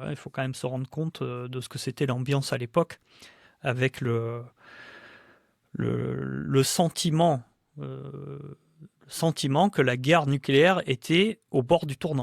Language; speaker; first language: French; native; French